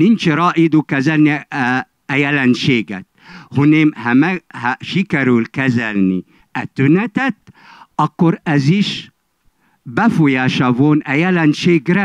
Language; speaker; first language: Hungarian; non-native, fluent; Arabic